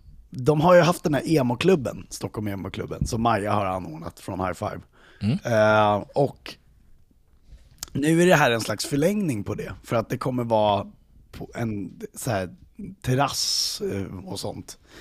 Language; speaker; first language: Swedish; native; Swedish